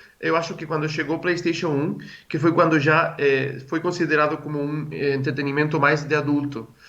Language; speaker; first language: Portuguese; non-native, fluent; Spanish